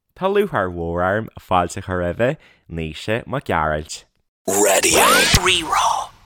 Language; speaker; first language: Irish; native; Irish